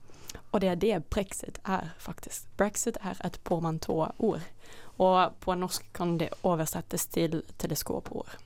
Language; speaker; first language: Norwegian; non-native, fluent; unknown